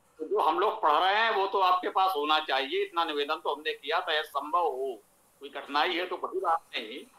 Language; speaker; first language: Hindi; native; Hindi